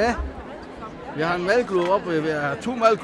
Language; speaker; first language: Danish; non-native, fluent; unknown